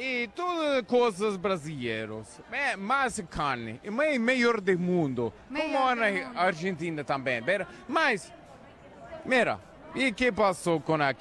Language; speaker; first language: Portuguese; non-native, learner; Spanish